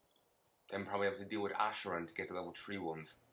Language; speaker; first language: English; native; English